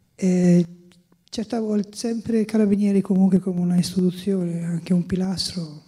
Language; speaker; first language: Italian; non-native, fluent; Albanian